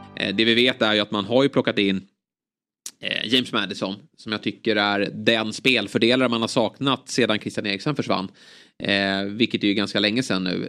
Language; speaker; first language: Swedish; native; Swedish